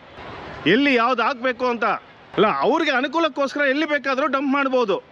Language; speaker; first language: Kannada; native; Kannada